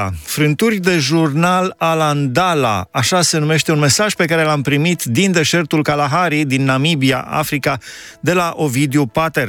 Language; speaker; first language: Romanian; native; Romanian